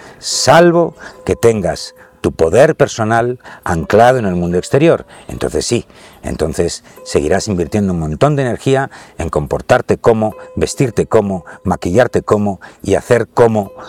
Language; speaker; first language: Spanish; native; Spanish